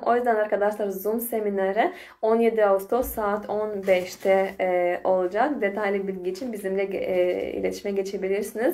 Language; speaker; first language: Turkish; non-native, fluent; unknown